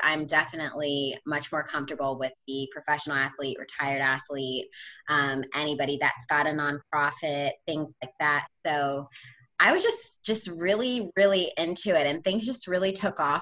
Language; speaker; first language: English; native; English